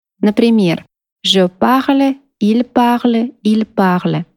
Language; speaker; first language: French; non-native, fluent; Russian